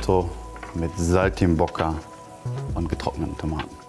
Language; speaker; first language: German; native; German